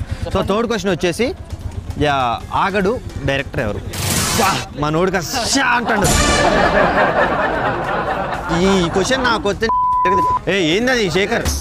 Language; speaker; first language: Telugu; native; Telugu